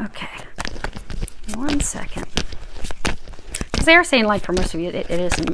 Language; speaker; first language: English; native; English